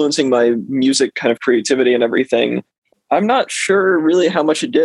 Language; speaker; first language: English; native; English